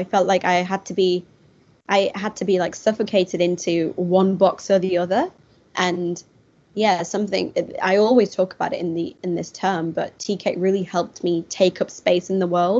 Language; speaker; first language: English; native; English